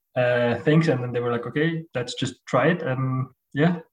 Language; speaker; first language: English; non-native, fluent; Dutch